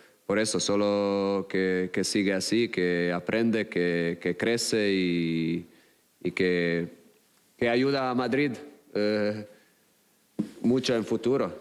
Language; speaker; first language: Spanish; non-native, fluent; Croatian